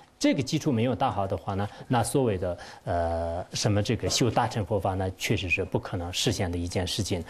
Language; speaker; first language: Chinese; non-native, local second language; Tibetan